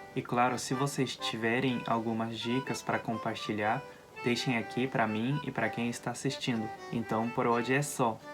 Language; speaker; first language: Portuguese; non-native, fluent; Japanese